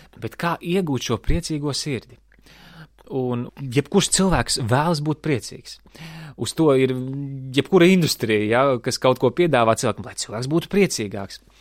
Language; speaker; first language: Latvian; native; Latvian